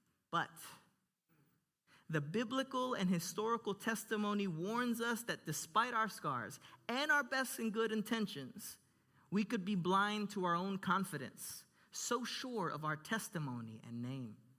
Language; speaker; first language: English; early bilingual, other home language; Spanish